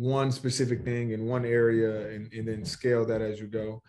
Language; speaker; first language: English; native; English